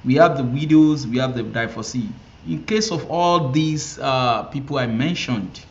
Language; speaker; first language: English; non-native, local second language; Yoruba